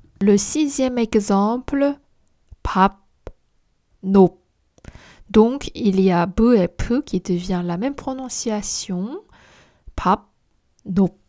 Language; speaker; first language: French; non-native, fluent; Korean